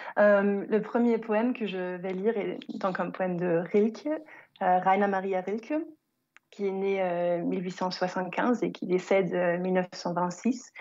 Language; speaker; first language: French; non-native, fluent; German